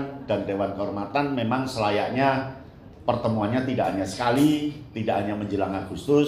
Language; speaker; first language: Indonesian; native; Indonesian